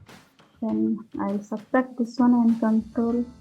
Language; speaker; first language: English; non-native, local second language; Hindi